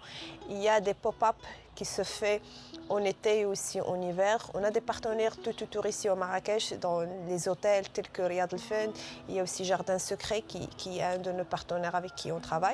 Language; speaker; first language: French; non-native, local second language; Arabic